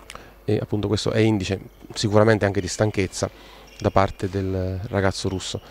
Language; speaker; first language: Italian; native; Italian